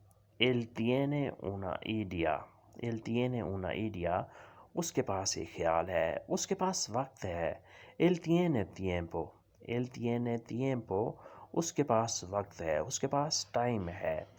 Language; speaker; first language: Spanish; non-native, learner; Urdu